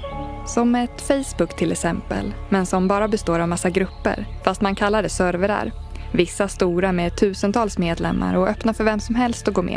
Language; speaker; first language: Swedish; native; Swedish